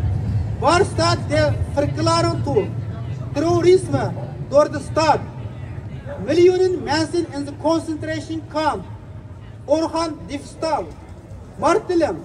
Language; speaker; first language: Dutch; non-native, fluent; Uyghur